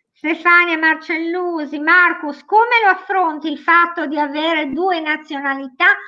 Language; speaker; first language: Italian; native; Italian